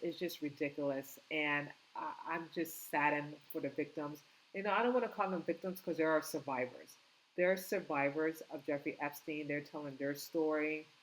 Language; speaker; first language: English; native; English